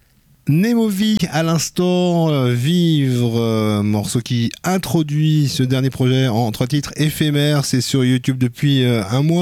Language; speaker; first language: French; native; French